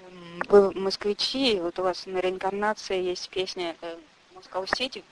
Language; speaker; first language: Russian; non-native, fluent; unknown